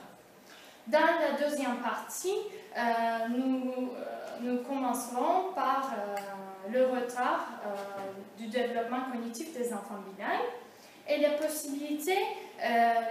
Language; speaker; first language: French; non-native, fluent; Turkish